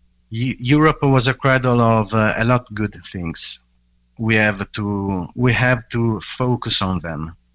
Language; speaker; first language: English; non-native, fluent; Italian